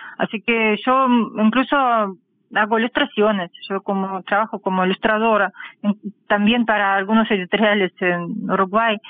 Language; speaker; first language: Spanish; non-native, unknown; Russian